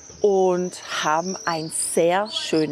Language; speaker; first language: German; native; German